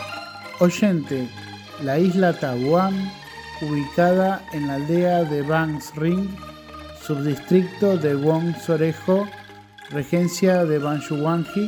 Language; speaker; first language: Spanish; non-native, fluent; Indonesian